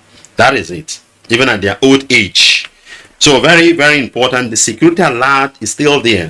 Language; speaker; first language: English; non-native, local second language; Igbo